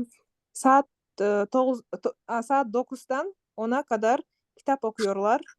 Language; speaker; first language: Turkish; non-native, learner; Kyrgyz